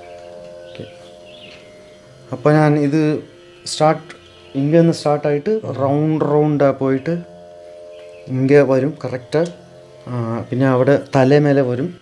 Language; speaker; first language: Tamil; non-native, learner; Malayalam